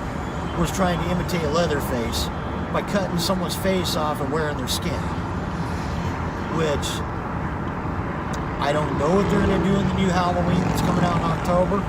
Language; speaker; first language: English; native; English